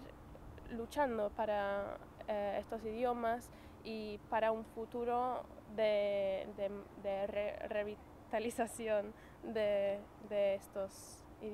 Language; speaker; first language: Spanish; non-native, fluent; English